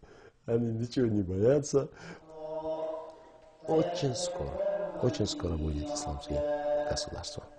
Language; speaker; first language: Russian; non-native, local second language; Kyrgyz